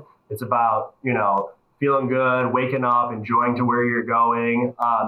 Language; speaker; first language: English; native; English